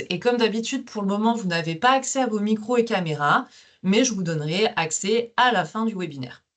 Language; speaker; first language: French; native; French